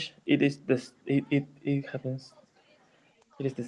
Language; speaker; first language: English; non-native, learner; Spanish